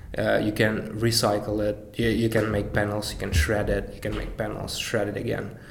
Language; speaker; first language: English; non-native, fluent; Ukrainian